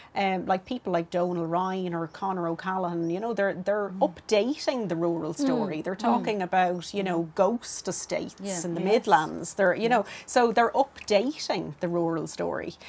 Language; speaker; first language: English; native; English